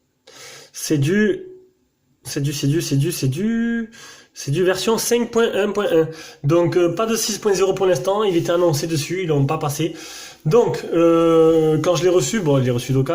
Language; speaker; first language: French; native; French